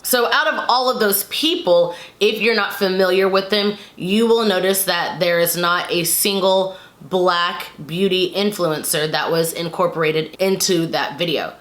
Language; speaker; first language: English; native; English